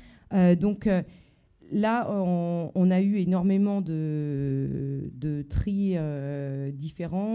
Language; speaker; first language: French; native; French